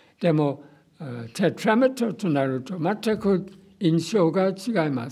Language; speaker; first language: Japanese; non-native, fluent; English